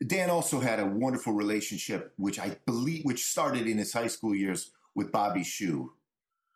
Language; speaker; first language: English; native; English